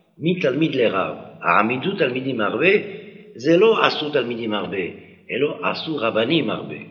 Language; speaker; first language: Hebrew; non-native, fluent; French